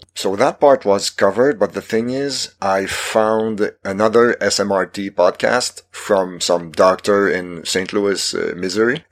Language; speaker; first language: English; non-native, fluent; French